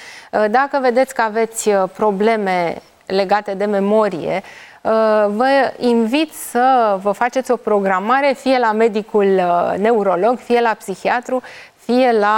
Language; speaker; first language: Romanian; native; Romanian